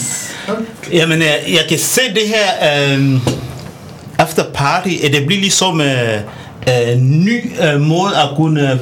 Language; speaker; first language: Danish; non-native, fluent; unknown